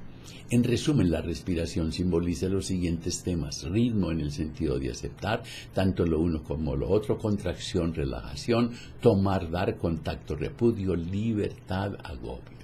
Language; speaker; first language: Spanish; native; Spanish